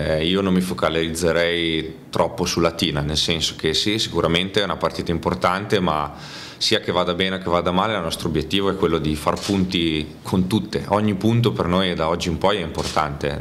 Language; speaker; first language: Italian; native; Italian